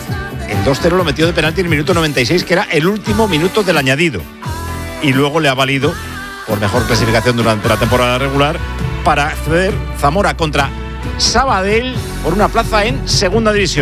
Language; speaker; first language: Spanish; native; Spanish